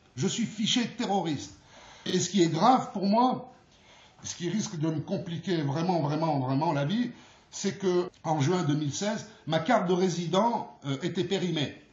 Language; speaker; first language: French; early bilingual, other home language; Arabic